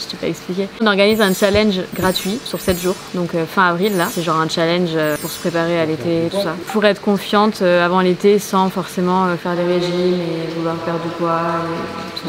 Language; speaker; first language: French; native; French